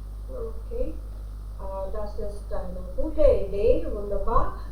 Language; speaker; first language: German; non-native, learner; Hindi